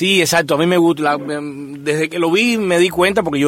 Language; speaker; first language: Spanish; native; Spanish